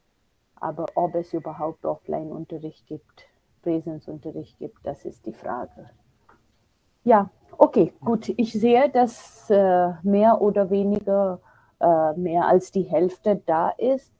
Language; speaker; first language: German; non-native, fluent; Hindi